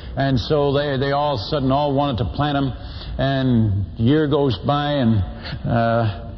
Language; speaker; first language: English; non-native, fluent; Dutch